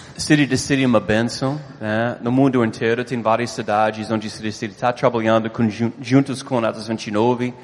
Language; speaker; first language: Portuguese; non-native, fluent; English